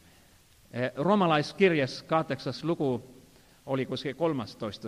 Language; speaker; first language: Finnish; non-native, fluent; Estonian